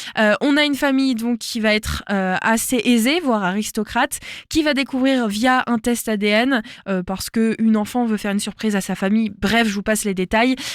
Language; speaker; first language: French; native; French